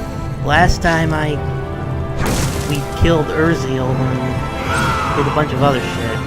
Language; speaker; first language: English; native; English